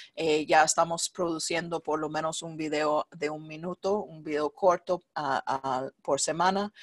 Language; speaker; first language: Spanish; non-native, fluent; English